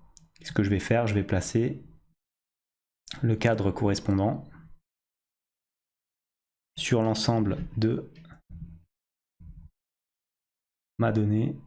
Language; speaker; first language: French; native; French